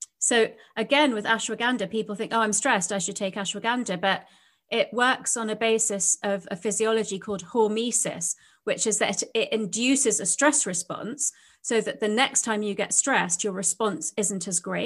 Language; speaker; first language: English; native; English